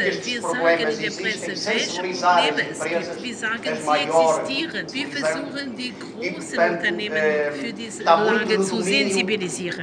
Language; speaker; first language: German; non-native, fluent; Portuguese